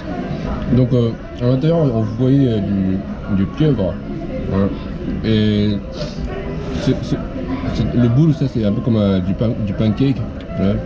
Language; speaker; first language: French; non-native, fluent; Japanese